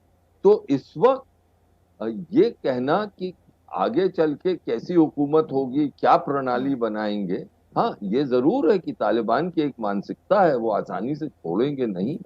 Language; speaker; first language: Hindi; native; Hindi